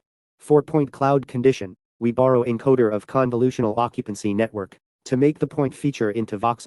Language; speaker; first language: English; non-native, fluent; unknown